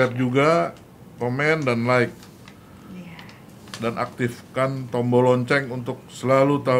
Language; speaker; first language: Indonesian; native; Indonesian